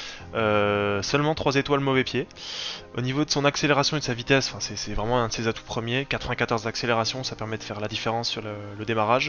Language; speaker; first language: French; native; French